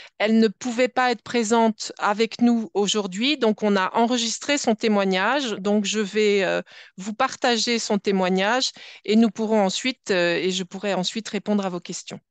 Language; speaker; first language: French; native; French